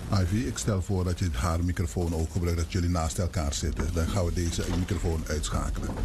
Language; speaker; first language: Dutch; non-native, local second language; Papiamento